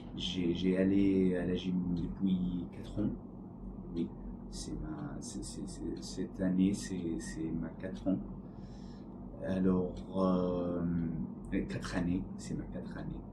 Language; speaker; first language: French; non-native, learner; Arabic